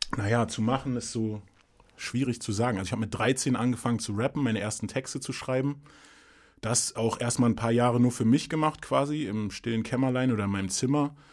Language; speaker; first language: German; early bilingual, other home language; English